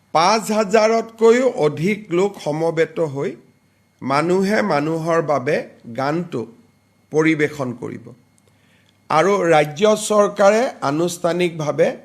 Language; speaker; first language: Assamese; native; Assamese